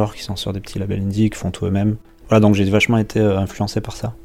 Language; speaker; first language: French; native; French